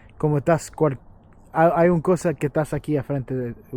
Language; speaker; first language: Spanish; early bilingual, heritage; English